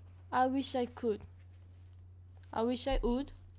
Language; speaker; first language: English; non-native, learner; Korean